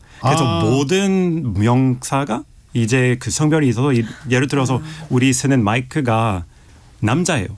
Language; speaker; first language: Korean; non-native, fluent; French